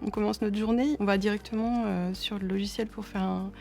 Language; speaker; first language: French; native; French